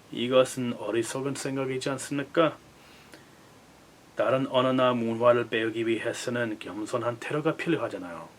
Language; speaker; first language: Korean; non-native, fluent; English